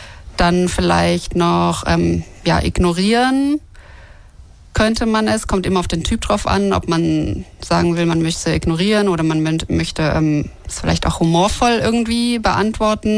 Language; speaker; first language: German; native; German